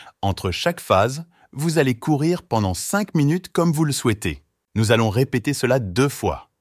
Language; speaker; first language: French; native; French